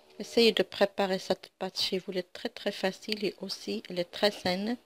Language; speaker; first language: French; non-native, local second language; Arabic